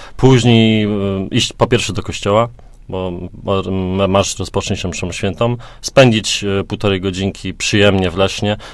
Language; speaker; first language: Polish; native; Polish